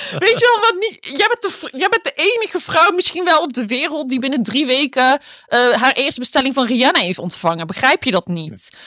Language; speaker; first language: Dutch; native; Dutch